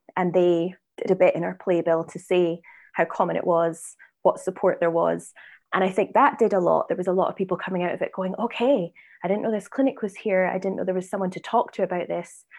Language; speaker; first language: English; native; English